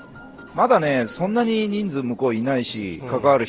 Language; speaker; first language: Japanese; native; Japanese